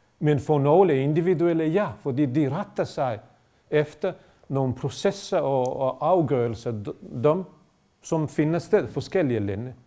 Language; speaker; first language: Danish; non-native, fluent; Bosnian